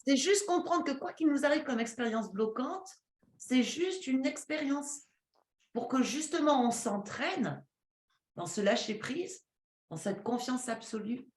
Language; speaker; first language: French; native; French